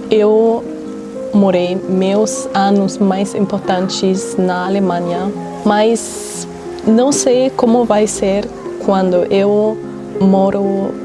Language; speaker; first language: Portuguese; non-native, fluent; German